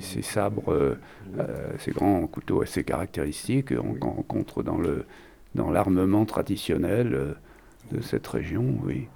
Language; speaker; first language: French; native; French